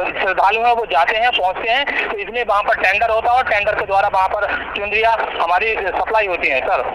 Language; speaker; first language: Hindi; native; Hindi